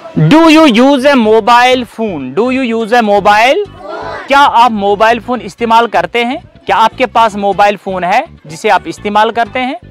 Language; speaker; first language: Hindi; non-native, local second language; Kashmiri